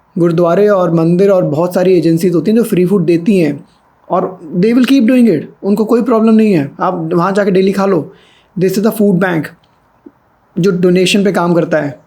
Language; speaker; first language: Hindi; native; Hindi